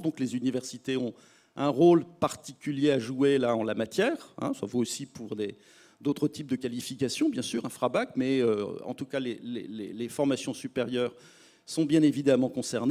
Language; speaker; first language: French; native; French